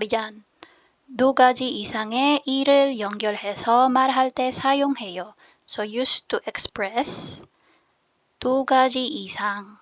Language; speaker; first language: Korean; non-native, fluent; Filipino